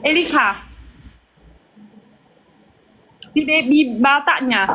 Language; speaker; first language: Filipino; non-native, local second language; Cebuano